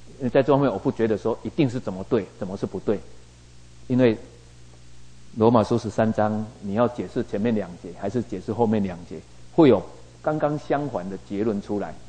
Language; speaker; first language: Chinese; native; Chinese